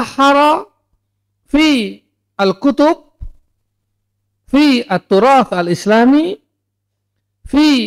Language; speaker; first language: Arabic; non-native, fluent; Indonesian